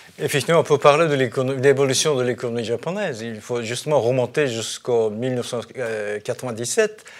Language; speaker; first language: French; non-native, fluent; Japanese